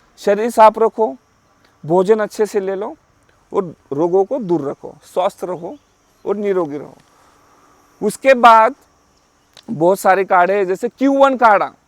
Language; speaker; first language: Hindi; non-native, local second language; Marathi